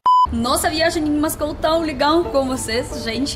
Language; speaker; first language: Portuguese; non-native, learner; Russian